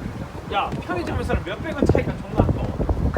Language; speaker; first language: Korean; native; Korean